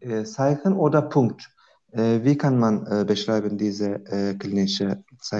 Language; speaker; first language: German; non-native, learner; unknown